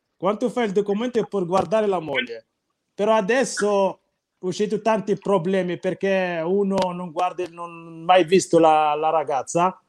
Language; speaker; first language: Italian; non-native, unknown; Arabic